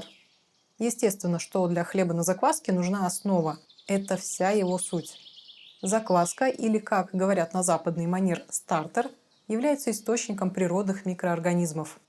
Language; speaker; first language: Russian; native; Russian